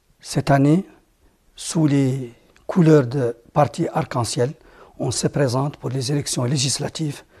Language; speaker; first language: French; non-native, local second language; Arabic